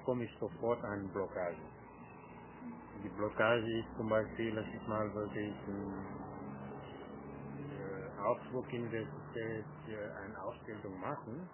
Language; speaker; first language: German; non-native, fluent; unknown